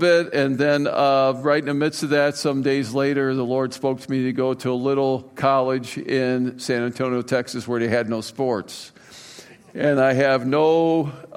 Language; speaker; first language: English; native; English